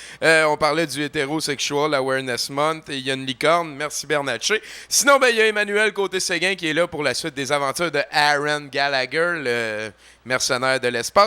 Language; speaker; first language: French; native; French